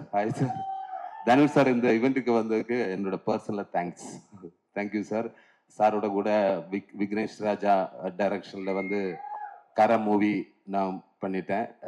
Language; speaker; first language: Tamil; non-native, fluent; Malayalam